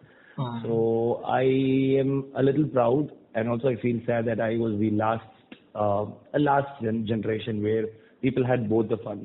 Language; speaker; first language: English; non-native, local second language; Tamil